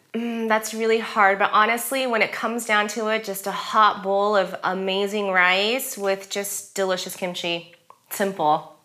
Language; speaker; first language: English; early bilingual, other home language; German